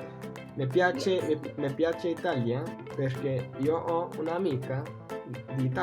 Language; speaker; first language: Italian; non-native, learner; English